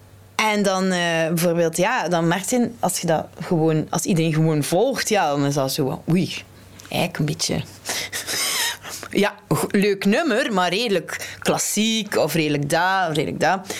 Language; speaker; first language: Dutch; native; Dutch